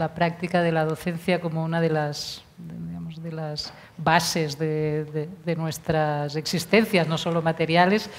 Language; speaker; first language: Spanish; non-native, local second language; Catalan